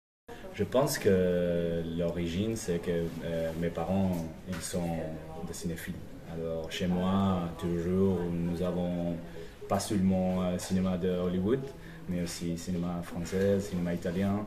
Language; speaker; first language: French; non-native, fluent; Spanish